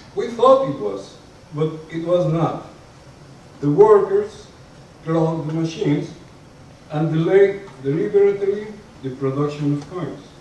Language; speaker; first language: English; non-native, fluent; Spanish